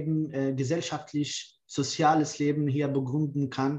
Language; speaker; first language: German; non-native, fluent; Kurdish